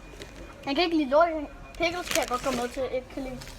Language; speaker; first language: Danish; native; Danish